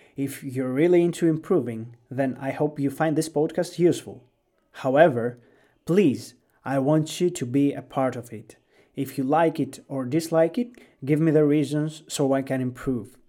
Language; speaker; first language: English; non-native, fluent; Greek